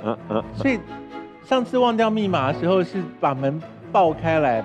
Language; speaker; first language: Chinese; native; Chinese